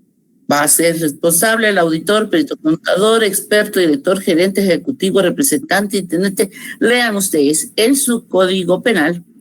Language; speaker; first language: Spanish; native; Spanish